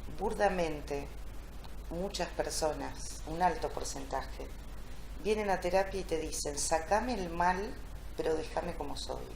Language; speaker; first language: Spanish; early bilingual, other home language; Italian